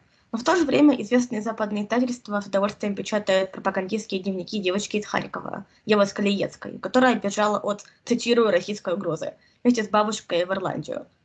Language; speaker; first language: Russian; native; Russian